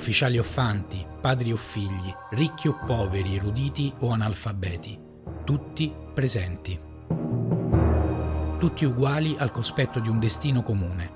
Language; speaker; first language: Italian; native; Italian